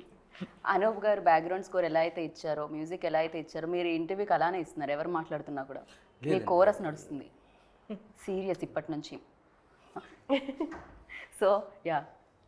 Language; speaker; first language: Telugu; native; Telugu